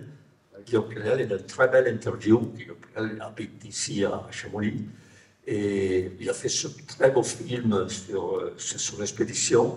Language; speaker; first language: French; non-native, fluent; Italian